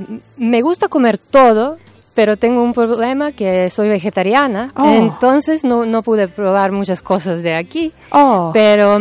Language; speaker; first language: Spanish; non-native, fluent; Serbian